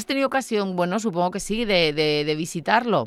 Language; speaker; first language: Spanish; native; Spanish